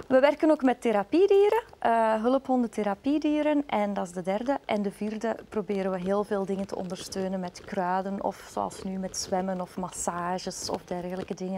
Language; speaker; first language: Dutch; native; Dutch